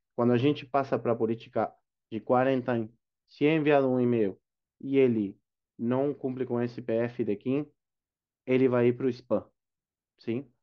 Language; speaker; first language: Portuguese; non-native, fluent; Spanish